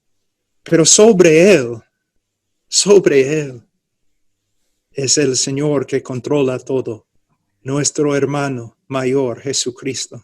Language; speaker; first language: Spanish; non-native, fluent; English